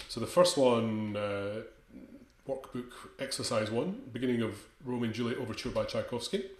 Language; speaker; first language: English; native; English